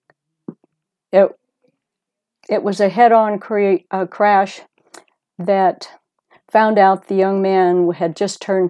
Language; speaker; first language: English; native; English